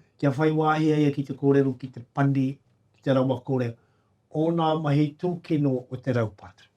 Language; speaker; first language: Māori; native; Māori